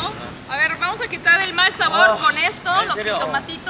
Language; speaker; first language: Spanish; native; Spanish